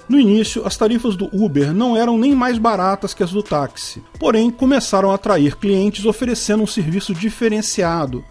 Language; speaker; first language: Portuguese; native; Portuguese